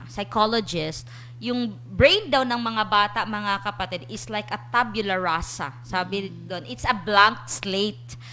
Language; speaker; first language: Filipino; non-native, local second language; Cebuano